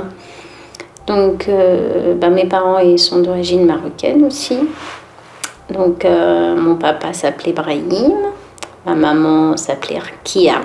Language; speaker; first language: French; early bilingual, other home language; Tachelhit